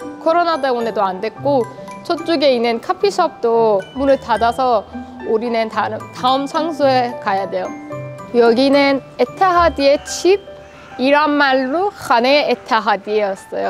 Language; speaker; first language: Korean; non-native, fluent; Persian